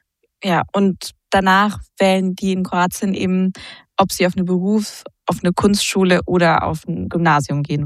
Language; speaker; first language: German; native; German